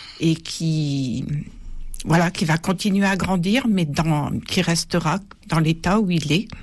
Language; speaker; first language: French; native; French